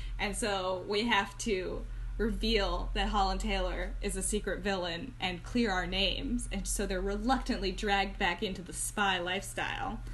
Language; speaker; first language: English; native; English